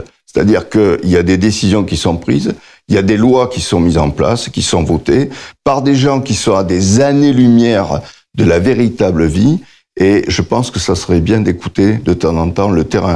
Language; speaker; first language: French; native; French